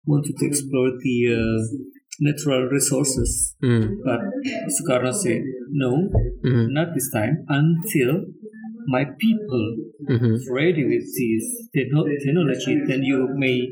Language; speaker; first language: English; non-native, learner; Indonesian